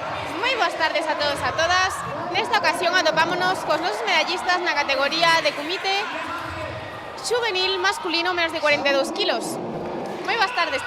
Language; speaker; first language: Galician; native; Galician